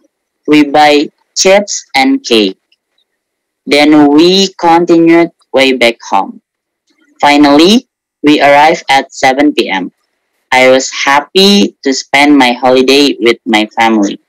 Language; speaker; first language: English; non-native, learner; Indonesian